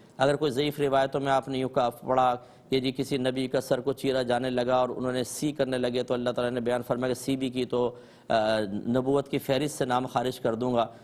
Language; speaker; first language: Urdu; native; Urdu